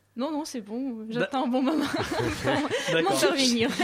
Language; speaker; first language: French; non-native, fluent; Russian